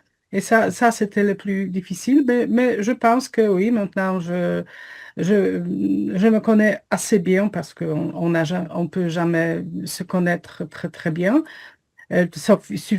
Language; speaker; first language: French; non-native, fluent; Polish